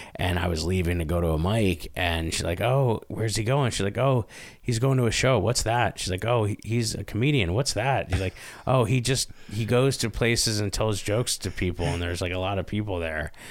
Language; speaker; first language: English; native; English